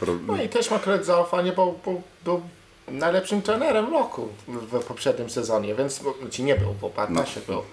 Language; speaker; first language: Polish; non-native, learner; English